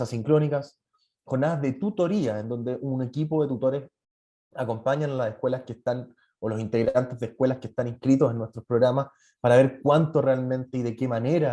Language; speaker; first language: Spanish; native; Spanish